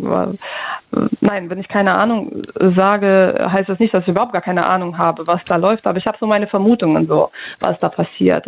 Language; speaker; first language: German; early bilingual, other home language; Russian